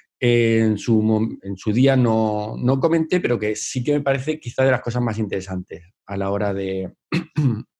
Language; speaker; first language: Spanish; native; Spanish